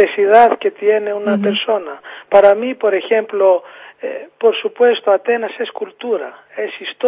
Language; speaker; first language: Spanish; non-native, fluent; Greek